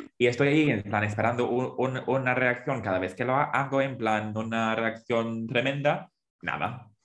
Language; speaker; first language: Spanish; non-native, fluent; English